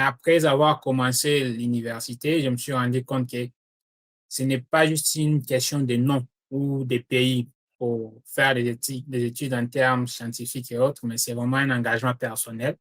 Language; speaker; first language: French; non-native, local second language; Lingala